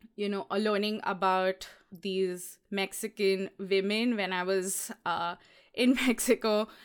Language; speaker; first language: English; non-native, local second language; Hindi